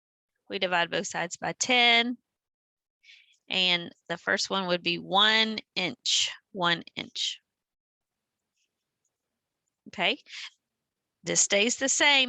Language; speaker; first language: English; native; English